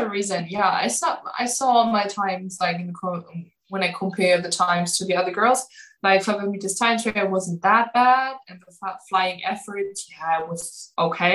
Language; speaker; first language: English; non-native, fluent; German